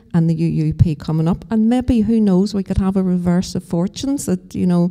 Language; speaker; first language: English; native; English